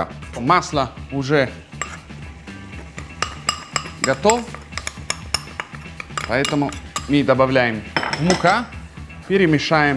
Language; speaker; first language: Russian; non-native, fluent; Italian